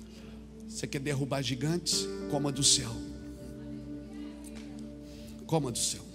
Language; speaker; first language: Portuguese; native; Portuguese